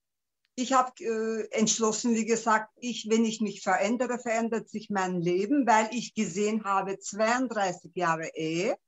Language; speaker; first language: German; non-native, local second language; Turkish